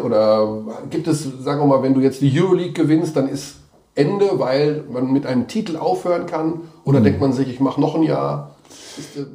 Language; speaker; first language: German; native; German